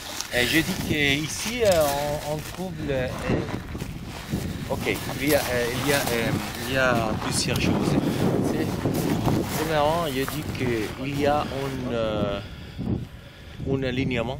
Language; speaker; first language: French; non-native, learner; Spanish